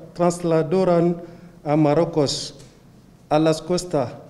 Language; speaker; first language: Spanish; non-native, learner; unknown